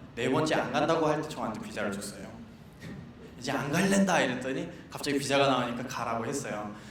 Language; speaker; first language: Korean; non-native, fluent; Nepali